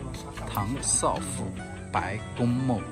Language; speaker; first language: Chinese; native; Chinese